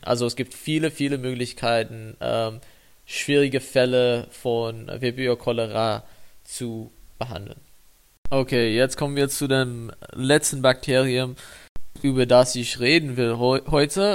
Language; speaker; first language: German; non-native, fluent; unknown